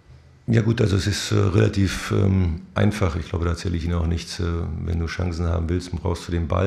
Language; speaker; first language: German; native; German